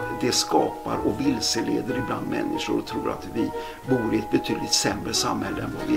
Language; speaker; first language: Swedish; native; Swedish